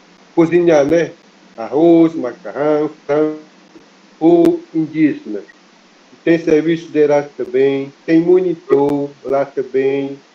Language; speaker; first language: Portuguese; non-native, local second language; Kayapó